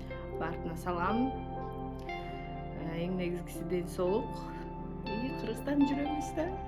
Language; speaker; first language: Kyrgyz; native; Kyrgyz